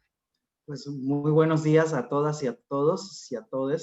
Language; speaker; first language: Spanish; native; Spanish